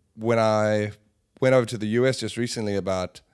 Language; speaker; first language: English; native; English